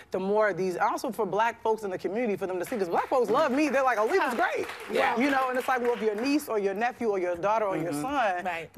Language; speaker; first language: English; native; English